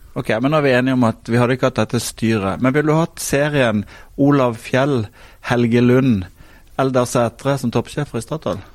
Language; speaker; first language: Norwegian; native; Norwegian